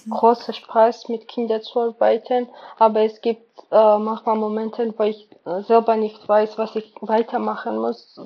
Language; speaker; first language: German; non-native, learner; Georgian